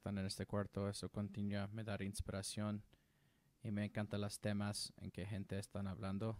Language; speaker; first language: Spanish; non-native, learner; English